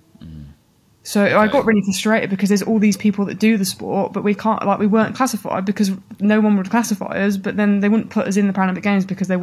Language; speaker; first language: English; native; English